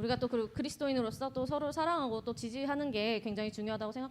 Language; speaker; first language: Korean; native; Korean